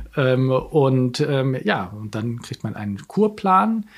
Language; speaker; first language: German; native; German